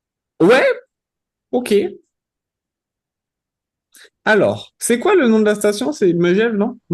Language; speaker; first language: French; native; French